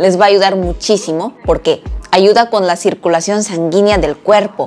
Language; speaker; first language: Spanish; non-native, fluent; Korean